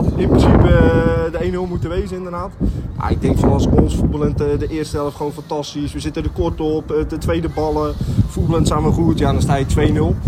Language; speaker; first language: Dutch; native; Dutch